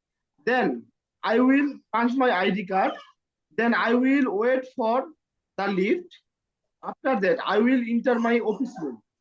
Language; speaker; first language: English; non-native, learner; Bangla